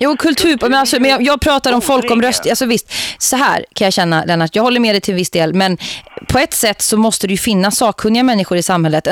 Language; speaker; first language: Swedish; native; Swedish